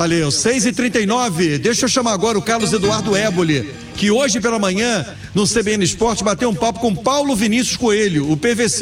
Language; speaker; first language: Portuguese; native; Portuguese